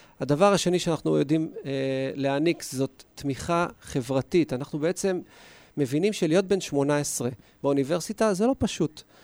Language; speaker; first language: Hebrew; native; Hebrew